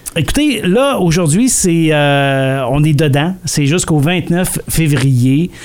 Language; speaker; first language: French; native; French